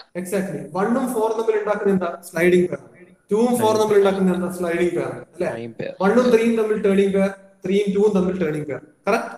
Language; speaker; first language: English; non-native, local second language; Malayalam